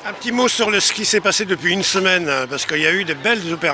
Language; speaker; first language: French; native; French